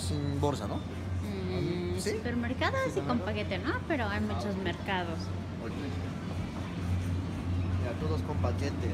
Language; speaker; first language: Spanish; non-native, learner; Japanese